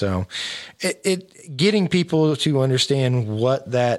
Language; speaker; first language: English; native; English